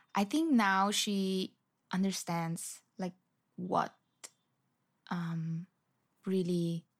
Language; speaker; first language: English; non-native, fluent; Swiss German